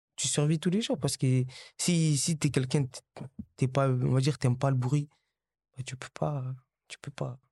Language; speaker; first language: French; early bilingual, other home language; Kabuverdianu